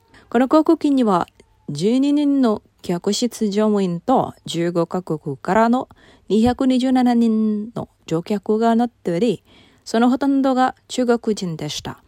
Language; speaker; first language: Japanese; non-native, fluent; Indonesian